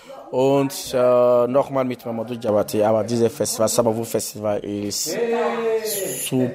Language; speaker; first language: German; non-native, learner; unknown